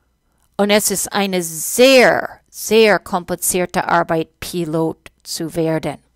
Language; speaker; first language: German; non-native, fluent; English